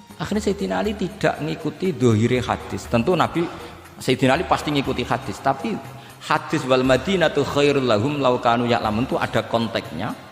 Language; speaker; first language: Indonesian; non-native, local second language; Javanese